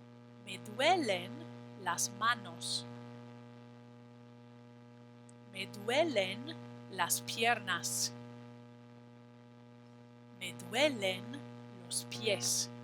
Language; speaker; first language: Spanish; non-native, fluent; English